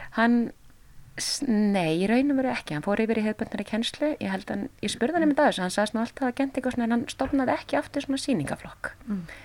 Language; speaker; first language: Icelandic; native; Icelandic